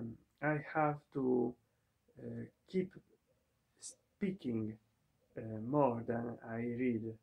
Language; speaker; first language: English; non-native, learner; Italian